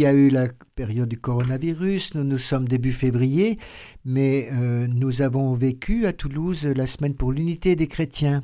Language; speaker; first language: French; native; French